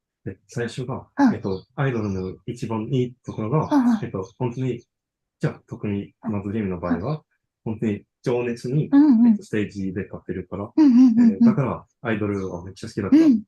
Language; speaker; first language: Japanese; non-native, learner; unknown